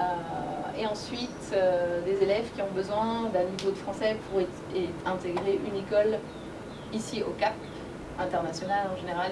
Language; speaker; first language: French; native; French